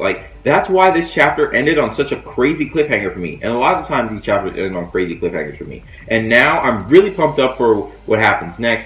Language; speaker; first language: English; native; English